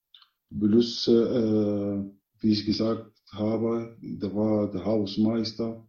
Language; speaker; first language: German; non-native, learner; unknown